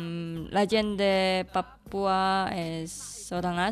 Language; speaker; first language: Catalan; non-native, learner; Indonesian